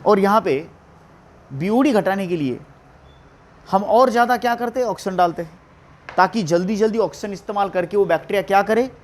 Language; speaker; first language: Hindi; non-native, local second language; Marathi